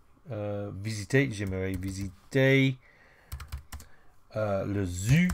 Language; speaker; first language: French; non-native, fluent; English